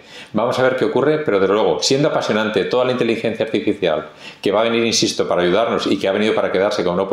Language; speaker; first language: Spanish; native; Spanish